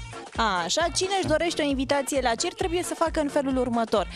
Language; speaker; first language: Romanian; native; Romanian